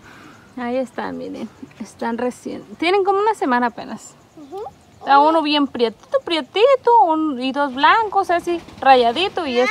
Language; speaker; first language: Spanish; native; Spanish